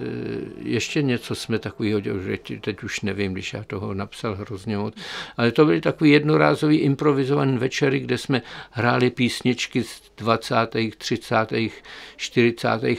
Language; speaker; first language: Czech; native; Czech